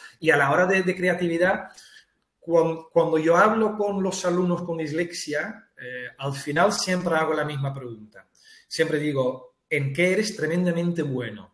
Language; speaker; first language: Spanish; non-native, fluent; Dutch